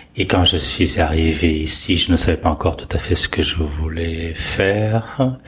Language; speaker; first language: French; non-native, fluent; Portuguese